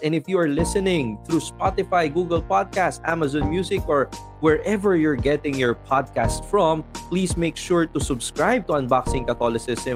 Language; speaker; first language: English; non-native, local second language; Filipino